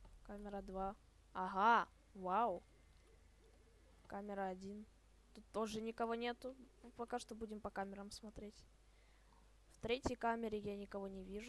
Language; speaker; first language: Russian; native; Russian